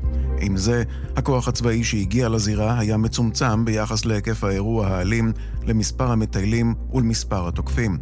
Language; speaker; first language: Hebrew; native; Hebrew